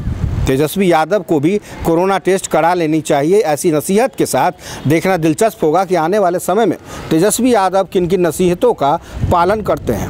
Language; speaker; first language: Hindi; native; Hindi